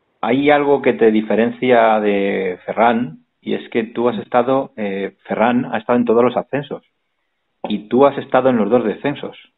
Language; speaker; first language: Spanish; native; Spanish